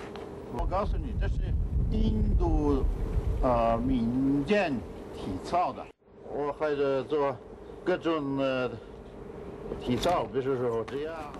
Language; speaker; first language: Chinese; non-native, fluent; Russian